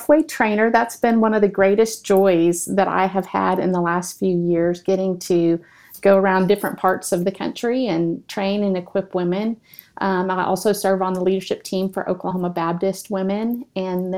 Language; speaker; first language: English; native; English